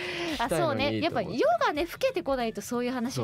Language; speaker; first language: Japanese; native; Japanese